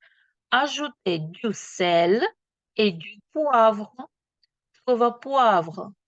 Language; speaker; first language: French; non-native, fluent; Ukrainian